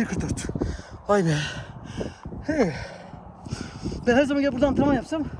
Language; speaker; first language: Turkish; early bilingual, heritage; Turkish